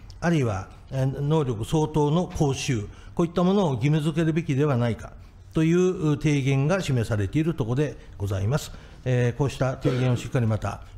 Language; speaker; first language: Japanese; native; Japanese